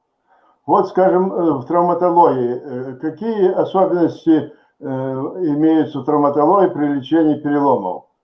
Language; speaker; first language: Russian; native; Russian